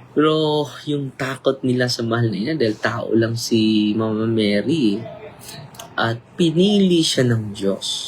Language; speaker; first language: Filipino; non-native, local second language; Cebuano